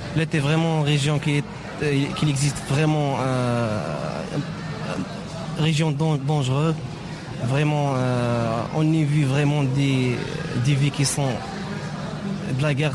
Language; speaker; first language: French; non-native, learner; Arabic